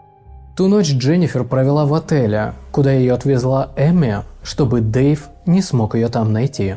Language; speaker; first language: Russian; native; Russian